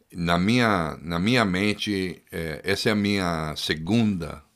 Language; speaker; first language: Portuguese; non-native, fluent; English